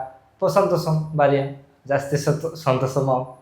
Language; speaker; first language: Malayalam; non-native, learner; Bangla